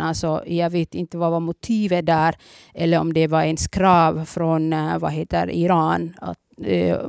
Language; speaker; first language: Swedish; early bilingual, other home language; Somali